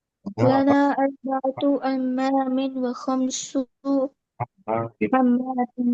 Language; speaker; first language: Arabic; non-native, learner; Bangla